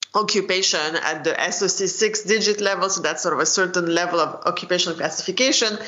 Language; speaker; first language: English; non-native, fluent; French